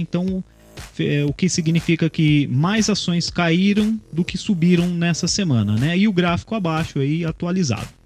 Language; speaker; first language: Portuguese; native; Portuguese